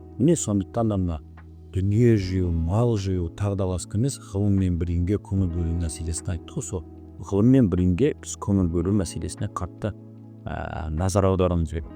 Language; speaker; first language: Kazakh; native; Kazakh